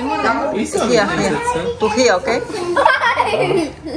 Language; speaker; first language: German; non-native, learner; Spanish